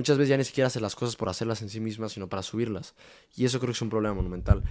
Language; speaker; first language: Spanish; native; Spanish